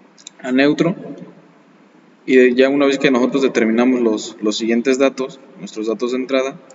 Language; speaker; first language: Spanish; native; Spanish